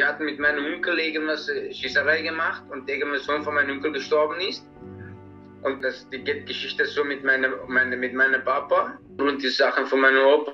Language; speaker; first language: German; non-native, learner; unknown